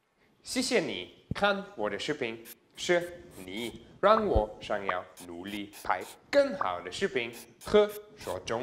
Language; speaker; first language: Chinese; non-native, learner; German